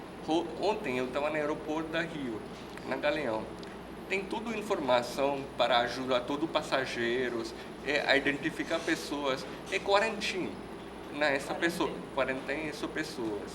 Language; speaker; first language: Portuguese; non-native, learner; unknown